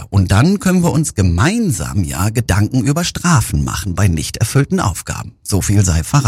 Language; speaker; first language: German; native; German